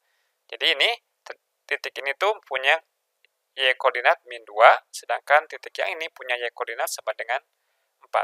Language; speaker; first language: Indonesian; native; Indonesian